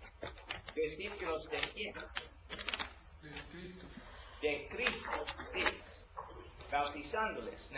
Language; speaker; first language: Spanish; non-native, learner; English